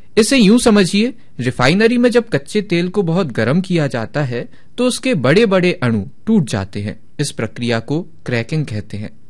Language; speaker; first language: Hindi; native; Hindi